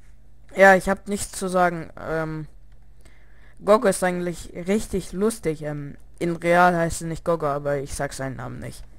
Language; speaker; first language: German; early bilingual, other home language; Russian